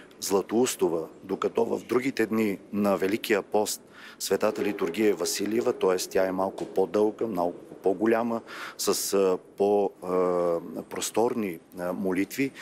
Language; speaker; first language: Bulgarian; native; Bulgarian